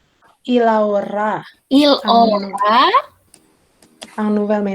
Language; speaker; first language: French; non-native, learner; Indonesian